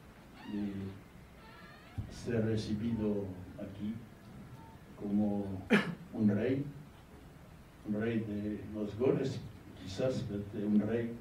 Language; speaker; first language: Spanish; non-native, fluent; French